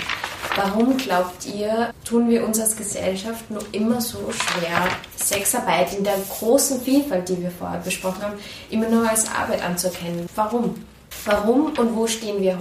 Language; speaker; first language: German; native; German